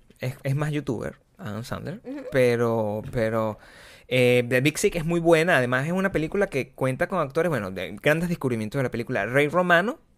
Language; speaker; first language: Spanish; native; Spanish